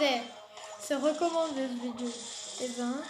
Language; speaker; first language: French; native; French